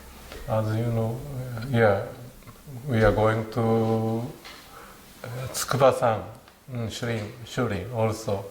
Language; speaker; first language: English; non-native, learner; Japanese